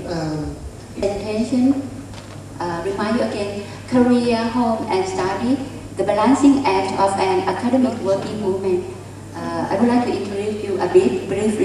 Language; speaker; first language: English; non-native, fluent; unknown